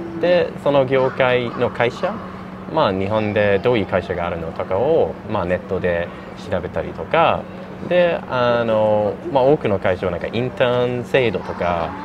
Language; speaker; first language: Japanese; non-native, fluent; English